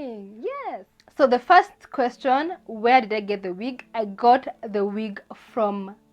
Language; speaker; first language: English; non-native, local second language; Swahili